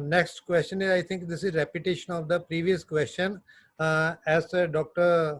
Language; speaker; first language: English; non-native, local second language; Punjabi